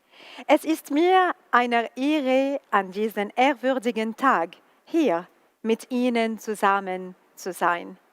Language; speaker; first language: German; non-native, learner; Arabic